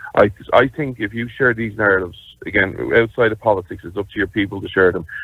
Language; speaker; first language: English; native; English